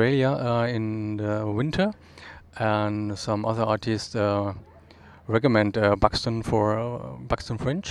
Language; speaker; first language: English; non-native, learner; German